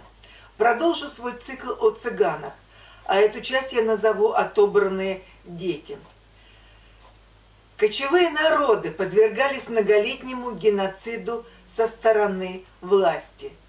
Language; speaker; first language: Russian; native; Russian